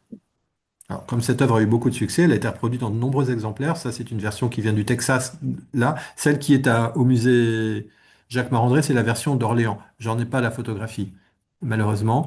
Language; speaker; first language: French; native; French